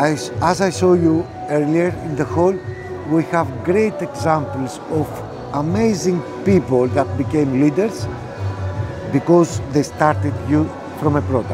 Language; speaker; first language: English; non-native, fluent; Greek